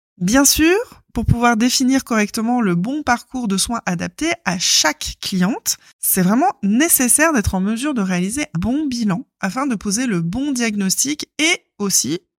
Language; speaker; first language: French; native; French